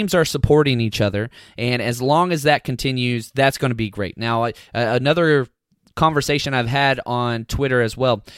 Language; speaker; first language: English; native; English